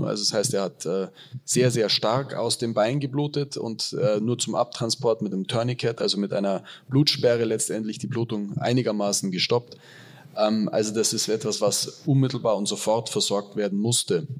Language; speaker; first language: German; native; German